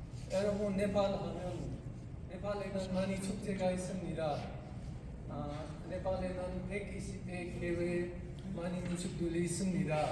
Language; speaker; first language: Korean; non-native, learner; Nepali